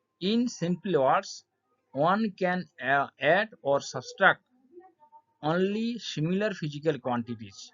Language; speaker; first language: English; non-native, local second language; Bangla